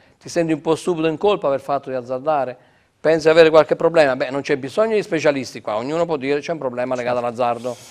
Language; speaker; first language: Italian; native; Italian